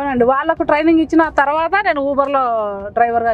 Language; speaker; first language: Telugu; native; Telugu